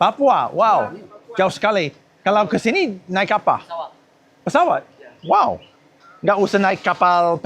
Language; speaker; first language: Indonesian; non-native, fluent; English